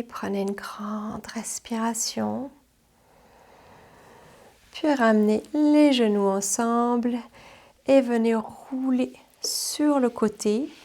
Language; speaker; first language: French; native; French